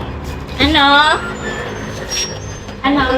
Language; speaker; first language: Filipino; native; Filipino